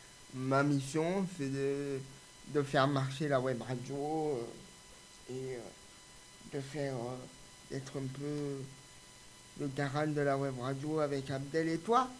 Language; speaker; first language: French; native; French